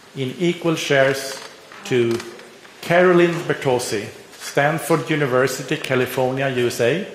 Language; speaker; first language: English; non-native, fluent; Swedish